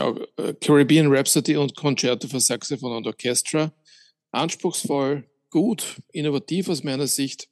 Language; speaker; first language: German; native; German